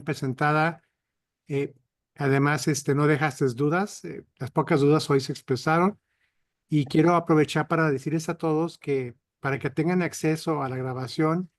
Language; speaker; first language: Spanish; native; Spanish